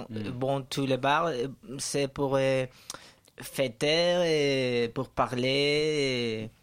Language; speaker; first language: French; non-native, fluent; Spanish